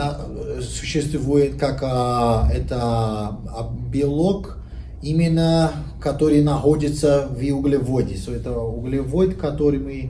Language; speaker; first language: Russian; non-native, learner; Portuguese